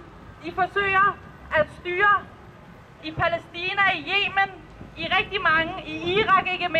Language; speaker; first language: Danish; early bilingual, other home language; Persian